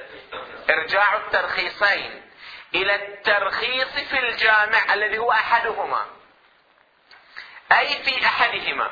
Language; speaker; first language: Arabic; native; Arabic